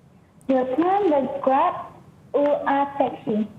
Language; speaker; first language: French; non-native, learner; Malay